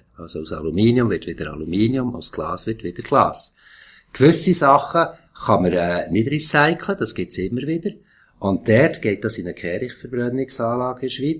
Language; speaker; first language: German; native; German